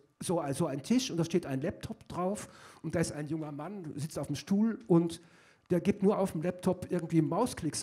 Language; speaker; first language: German; native; German